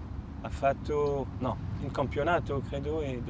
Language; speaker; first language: Italian; non-native, fluent; French